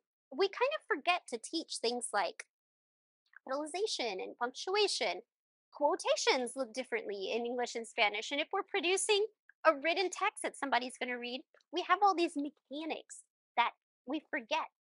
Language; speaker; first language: English; early bilingual, other home language; Spanish